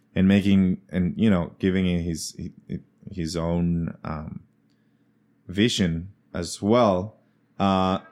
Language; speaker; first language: English; non-native, fluent; Spanish